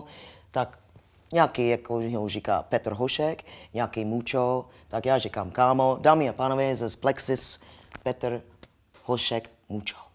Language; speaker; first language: Czech; non-native, learner; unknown